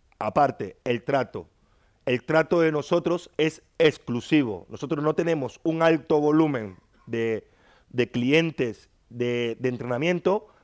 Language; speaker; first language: Spanish; native; Spanish